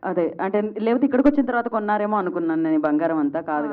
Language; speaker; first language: Telugu; native; Telugu